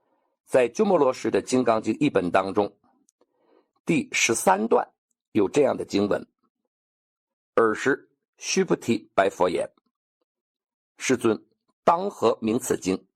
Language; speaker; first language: Chinese; native; Chinese